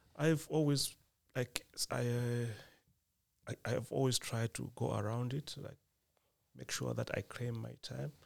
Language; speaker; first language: English; non-native, local second language; Nyanja